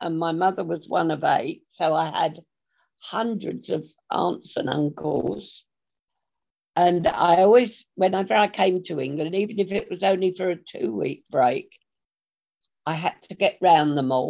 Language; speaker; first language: English; native; English